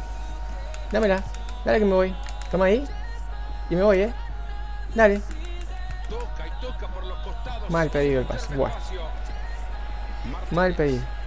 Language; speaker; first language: Spanish; native; Spanish